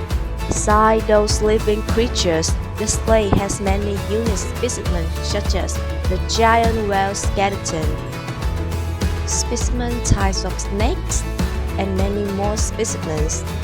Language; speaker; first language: English; non-native, learner; Vietnamese